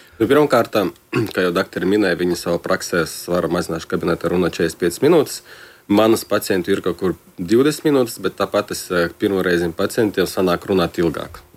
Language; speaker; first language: Latvian; non-native, local second language; Russian